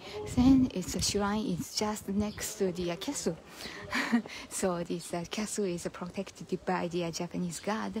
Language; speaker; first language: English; non-native, learner; Japanese